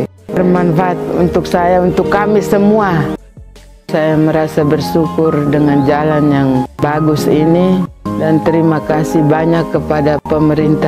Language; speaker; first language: Indonesian; non-native, local second language; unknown